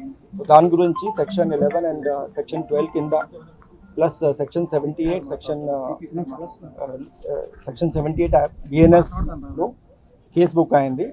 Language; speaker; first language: Telugu; non-native, fluent; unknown